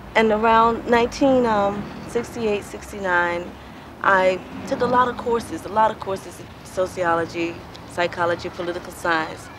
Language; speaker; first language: English; native; English